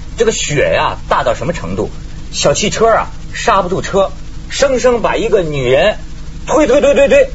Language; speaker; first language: Chinese; native; Chinese